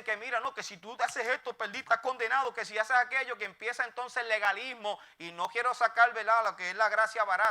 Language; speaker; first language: Spanish; native; Spanish